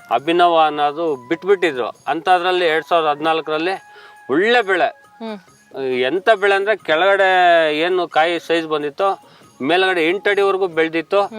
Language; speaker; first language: Kannada; native; Kannada